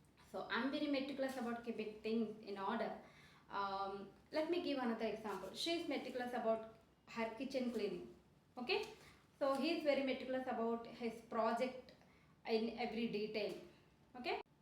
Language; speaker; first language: English; non-native, local second language; Telugu